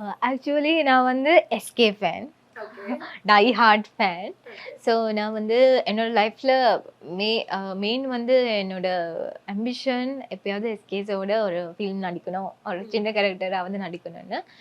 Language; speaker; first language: Tamil; non-native, fluent; Sinhala